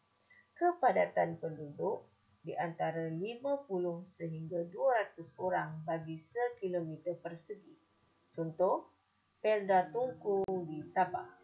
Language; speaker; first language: Malay; native; Malay